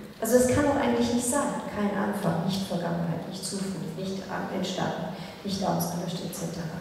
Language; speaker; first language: German; native; German